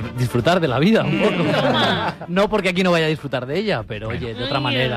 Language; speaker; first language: Spanish; native; Spanish